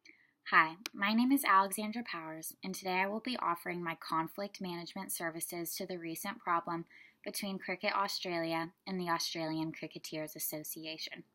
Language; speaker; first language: English; native; English